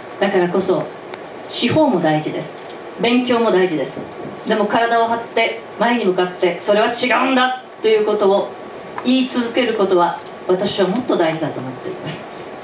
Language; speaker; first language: Japanese; native; Japanese